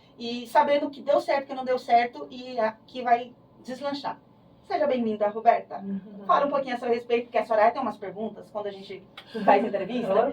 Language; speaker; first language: Portuguese; native; Portuguese